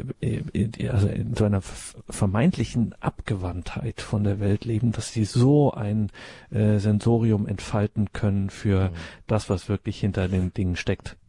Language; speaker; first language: German; native; German